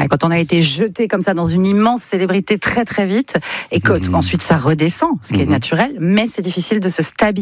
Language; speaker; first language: French; native; French